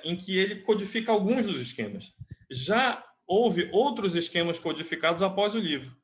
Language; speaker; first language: Portuguese; native; Portuguese